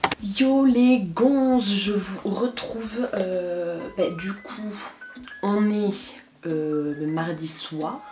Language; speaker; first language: French; native; French